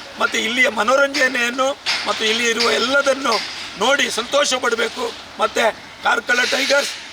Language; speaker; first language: Kannada; native; Kannada